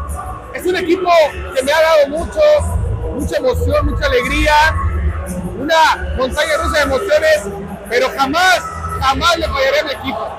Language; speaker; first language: Spanish; native; Spanish